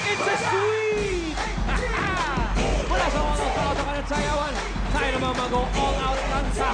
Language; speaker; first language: Filipino; native; Filipino